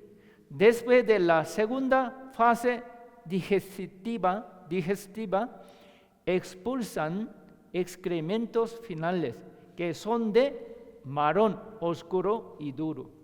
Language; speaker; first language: Spanish; non-native, learner; Korean